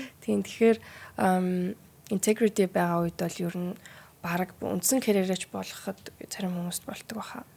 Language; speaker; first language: Mongolian; early bilingual, heritage; Mongolian